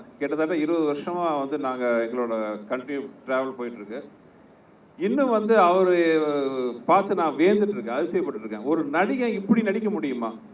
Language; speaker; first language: Tamil; native; Tamil